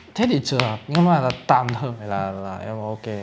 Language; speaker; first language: Vietnamese; non-native, fluent; Chinese